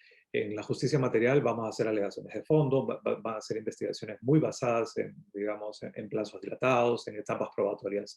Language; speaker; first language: Spanish; native; Spanish